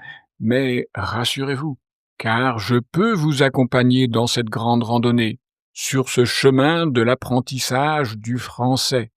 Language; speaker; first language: French; native; French